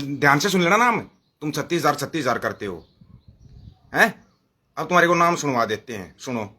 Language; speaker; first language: Hindi; native; Hindi